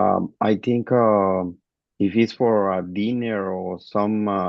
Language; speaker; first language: English; non-native, learner; Spanish